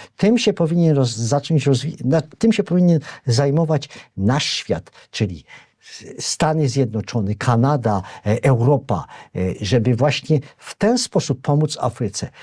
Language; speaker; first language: Polish; native; Polish